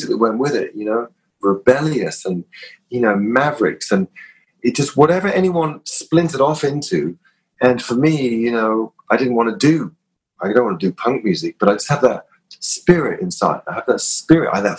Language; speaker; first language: English; native; English